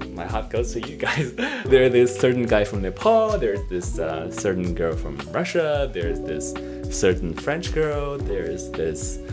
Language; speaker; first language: English; non-native, fluent; Chinese